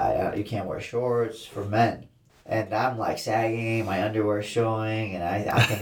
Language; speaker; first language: English; early bilingual, other home language; Assyrian Neo-Aramaic